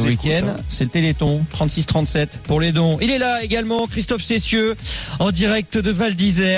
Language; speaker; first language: French; native; French